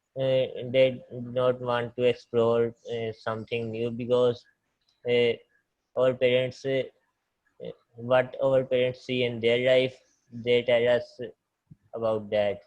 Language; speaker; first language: English; non-native, learner; Punjabi